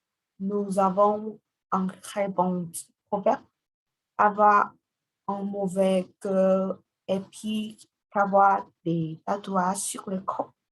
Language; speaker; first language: French; non-native, learner; Vietnamese